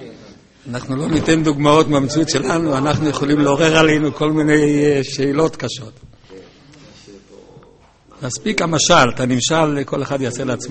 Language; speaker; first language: Hebrew; native; Hebrew